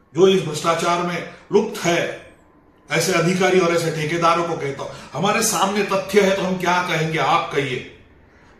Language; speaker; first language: Hindi; non-native, local second language; Marathi